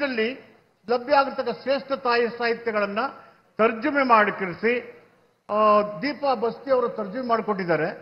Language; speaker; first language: Kannada; native; Kannada